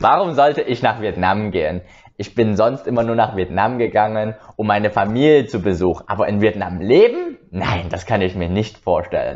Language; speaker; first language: German; early bilingual, other home language; Vietnamese